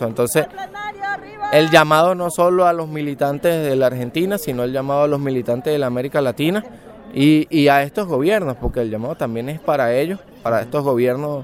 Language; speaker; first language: Spanish; native; Spanish